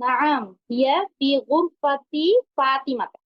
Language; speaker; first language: Arabic; non-native, learner; Bangla